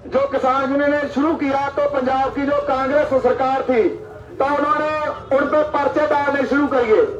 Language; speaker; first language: Hindi; native; Hindi